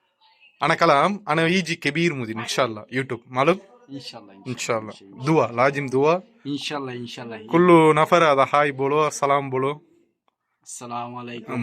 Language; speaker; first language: Arabic; non-native, learner; Tamil